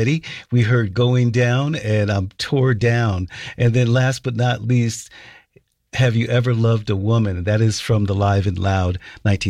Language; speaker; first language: English; native; English